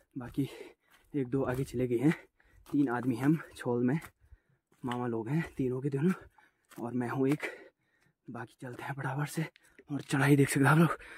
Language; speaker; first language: Hindi; non-native, local second language; Garhwali